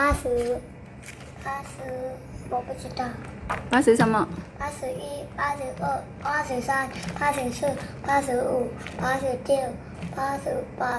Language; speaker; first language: Chinese; non-native, learner; Thai